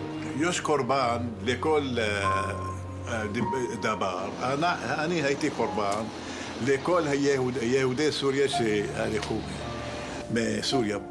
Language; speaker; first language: Hebrew; non-native, fluent; Arabic